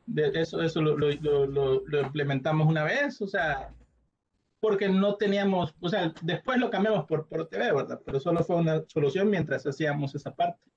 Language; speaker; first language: Spanish; native; Spanish